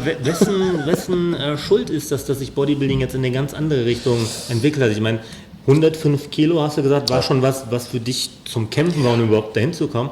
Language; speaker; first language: German; native; German